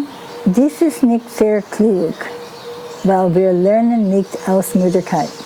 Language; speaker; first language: German; non-native, learner; English